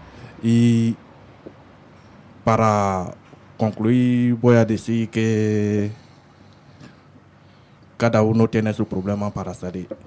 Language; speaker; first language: Spanish; non-native, learner; French